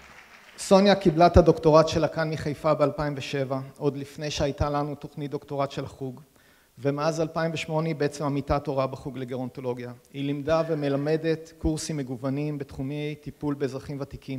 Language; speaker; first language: Hebrew; native; Hebrew